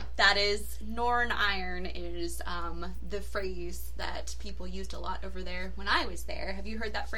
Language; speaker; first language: English; native; English